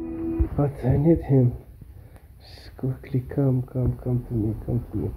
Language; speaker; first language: English; non-native, learner; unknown